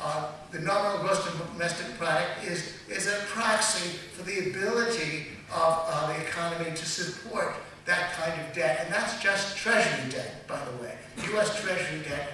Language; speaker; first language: English; native; English